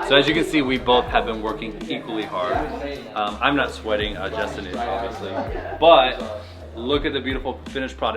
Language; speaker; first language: English; native; English